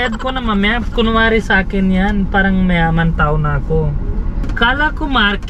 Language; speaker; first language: Filipino; non-native, learner; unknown